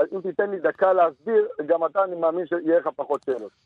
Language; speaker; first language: Hebrew; early bilingual, other home language; Arabic